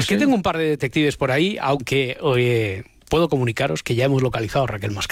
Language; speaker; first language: Spanish; native; Spanish